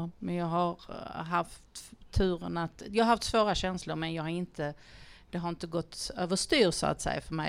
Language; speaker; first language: Swedish; native; Swedish